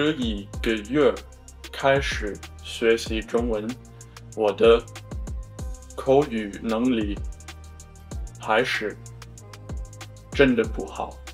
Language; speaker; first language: Chinese; non-native, learner; German